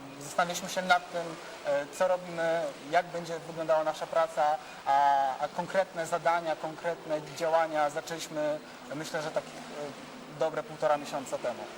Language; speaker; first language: Polish; native; Polish